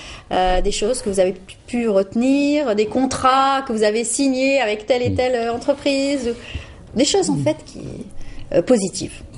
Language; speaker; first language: French; native; French